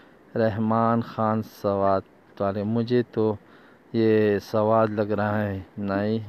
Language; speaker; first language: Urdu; non-native, local second language; Pashto